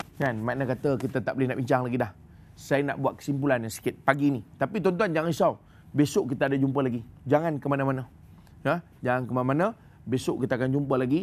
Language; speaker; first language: Malay; native; Malay